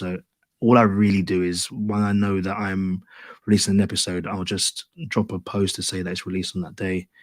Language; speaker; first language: English; native; English